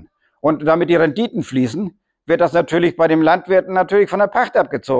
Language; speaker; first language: German; native; German